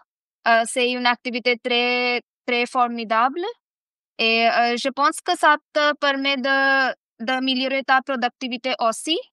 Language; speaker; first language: French; non-native, fluent; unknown